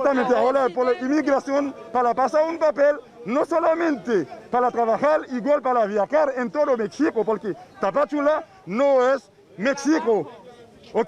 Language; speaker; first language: Spanish; non-native, learner; Haitian Creole